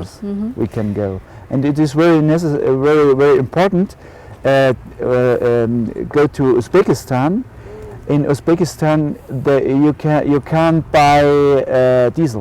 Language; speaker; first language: English; non-native, learner; German